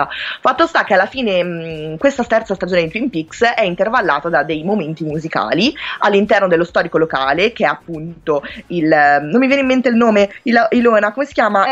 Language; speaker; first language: Italian; native; Italian